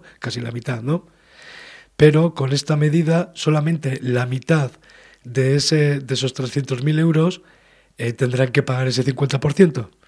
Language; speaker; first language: Spanish; native; Spanish